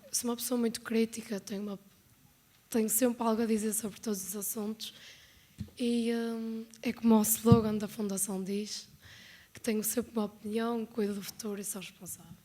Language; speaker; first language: Portuguese; native; Portuguese